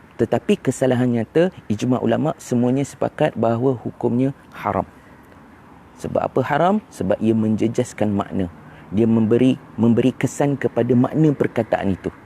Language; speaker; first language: Malay; native; Malay